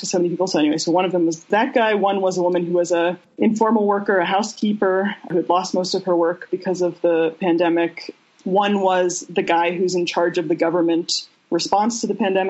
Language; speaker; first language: English; native; English